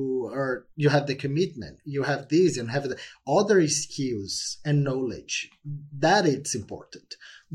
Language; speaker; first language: English; non-native, fluent; Portuguese